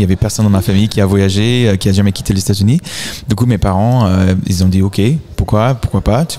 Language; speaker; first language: French; non-native, fluent; English